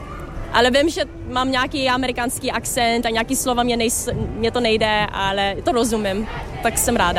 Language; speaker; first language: Czech; early bilingual, heritage; English